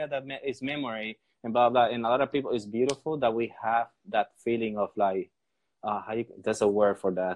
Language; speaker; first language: English; non-native, fluent; Spanish